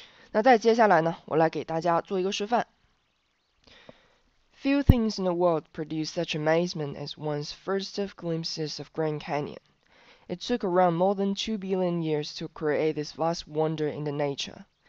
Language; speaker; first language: English; non-native, fluent; Chinese